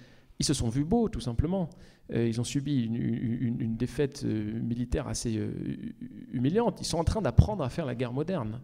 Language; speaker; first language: French; native; French